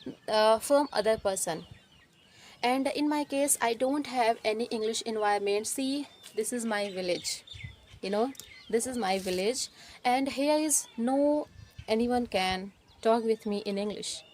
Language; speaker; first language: English; non-native, learner; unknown